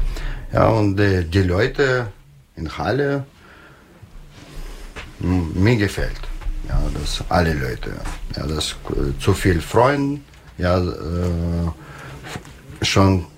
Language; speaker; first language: German; non-native, learner; Russian